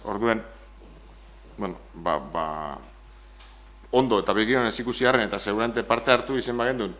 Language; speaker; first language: Basque; native; Basque